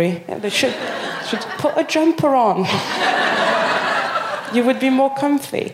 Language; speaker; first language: English; non-native, fluent; French